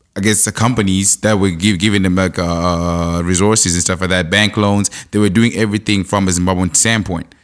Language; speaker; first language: English; non-native, local second language; Shona